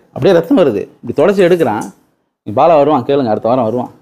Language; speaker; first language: Tamil; native; Tamil